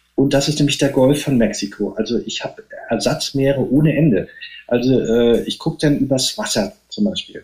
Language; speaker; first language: German; native; German